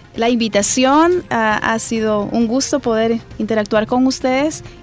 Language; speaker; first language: Spanish; native; Spanish